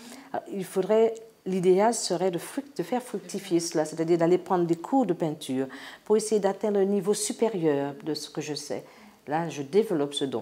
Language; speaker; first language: French; native; French